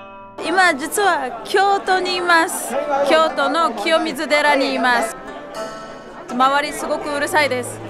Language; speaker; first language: Japanese; non-native, fluent; Uzbek